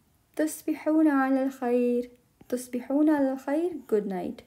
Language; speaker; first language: Arabic; non-native, fluent; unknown